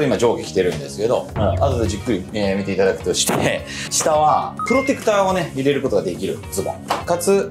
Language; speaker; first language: Japanese; native; Japanese